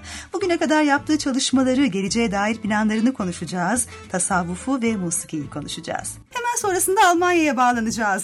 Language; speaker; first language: Turkish; native; Turkish